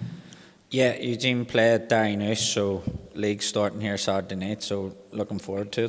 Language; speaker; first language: English; native; English